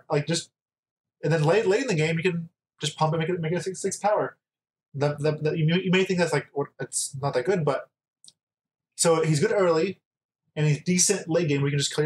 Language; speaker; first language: English; native; English